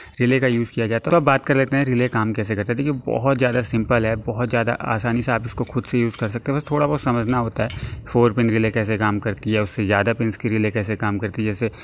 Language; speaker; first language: Hindi; native; Hindi